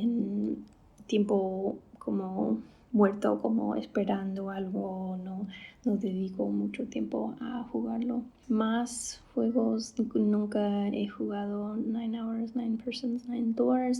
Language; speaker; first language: Spanish; non-native, fluent; English